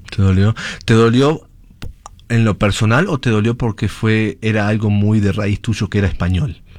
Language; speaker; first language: Spanish; native; Spanish